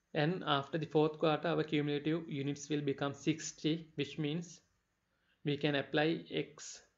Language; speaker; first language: English; non-native, local second language; Sinhala